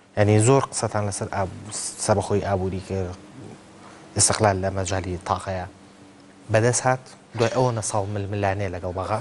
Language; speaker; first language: Central Kurdish; native; Central Kurdish